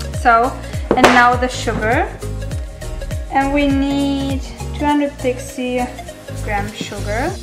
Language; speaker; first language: English; non-native, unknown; German